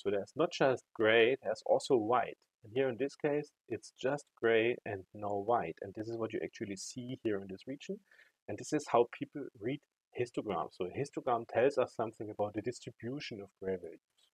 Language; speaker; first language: English; non-native, fluent; German